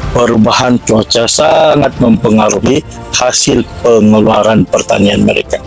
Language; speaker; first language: Malay; non-native, local second language; Central Dusun